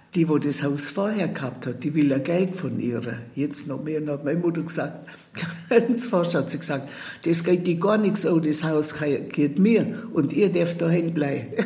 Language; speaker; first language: German; native; German